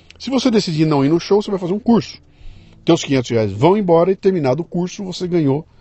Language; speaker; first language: Portuguese; native; Portuguese